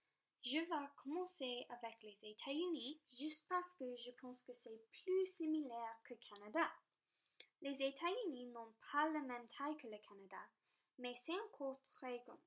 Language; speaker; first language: French; non-native, local second language; English